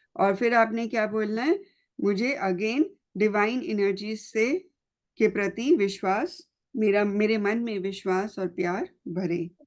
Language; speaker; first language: Hindi; non-native, local second language; Punjabi